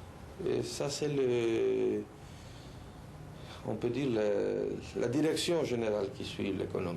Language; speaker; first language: French; non-native, fluent; Spanish